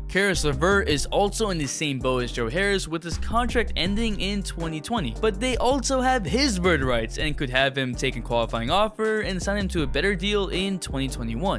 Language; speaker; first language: English; native; English